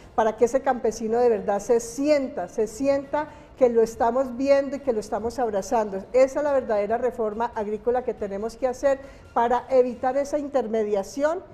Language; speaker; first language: Spanish; native; Spanish